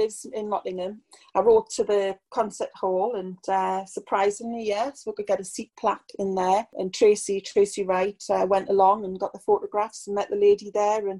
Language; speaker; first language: English; native; English